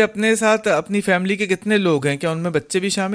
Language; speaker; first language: Urdu; native; Urdu